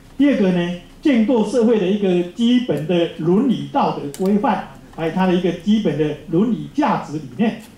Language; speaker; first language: Chinese; native; Chinese